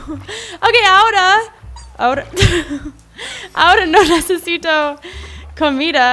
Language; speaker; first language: Spanish; non-native, learner; English